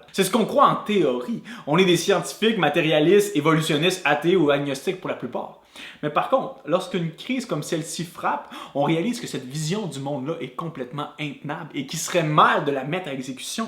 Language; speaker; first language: French; native; French